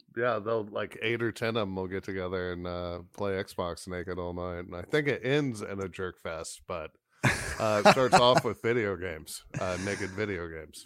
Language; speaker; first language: English; native; English